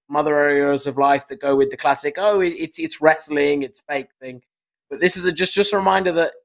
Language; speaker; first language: English; native; English